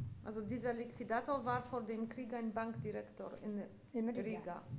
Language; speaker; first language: German; non-native, fluent; Polish